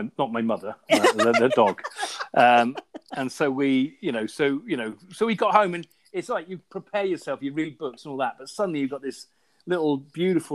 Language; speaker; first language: English; native; English